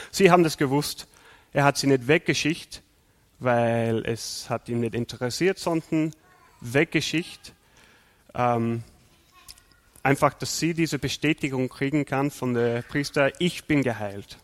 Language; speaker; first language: German; non-native, fluent; English